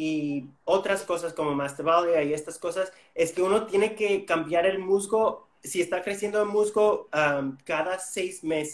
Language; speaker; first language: Spanish; non-native, fluent; English